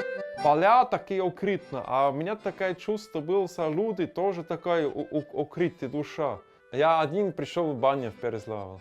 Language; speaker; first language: Russian; non-native, learner; German